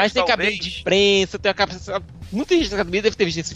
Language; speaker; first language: Portuguese; native; Portuguese